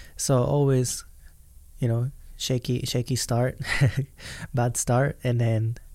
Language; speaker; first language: English; non-native, fluent; Japanese